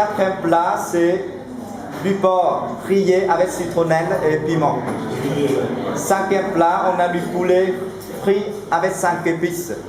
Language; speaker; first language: French; non-native, fluent; Vietnamese